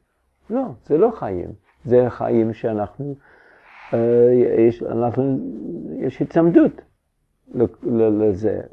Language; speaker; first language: Hebrew; non-native, fluent; English